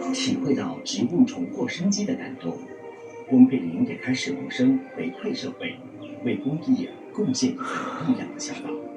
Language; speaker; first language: Chinese; native; Chinese